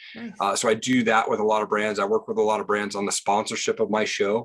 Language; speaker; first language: English; native; English